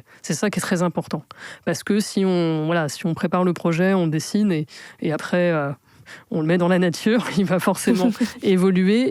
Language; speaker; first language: French; native; French